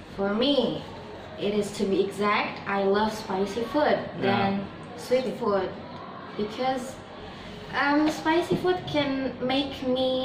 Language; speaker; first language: English; non-native, learner; Indonesian